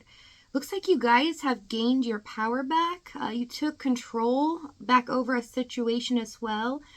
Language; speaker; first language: English; native; English